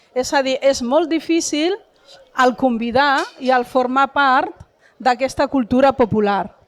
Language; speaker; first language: Catalan; non-native, fluent; Arabic